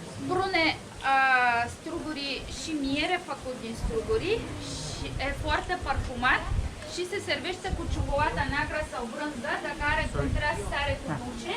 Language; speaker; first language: Romanian; non-native, learner; Bulgarian